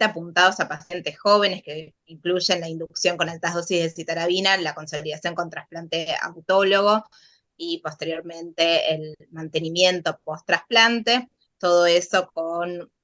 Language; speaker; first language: Spanish; native; Spanish